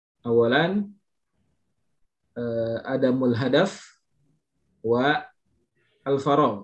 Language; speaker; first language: Arabic; non-native, fluent; Indonesian